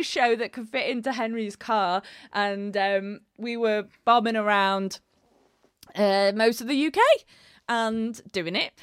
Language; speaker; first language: English; native; English